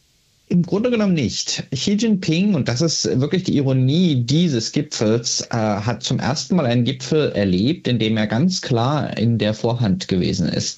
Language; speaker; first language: German; native; German